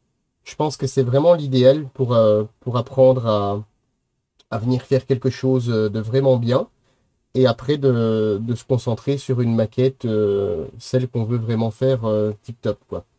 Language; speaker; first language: French; native; French